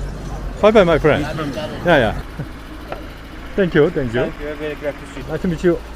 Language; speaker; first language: English; non-native, learner; Korean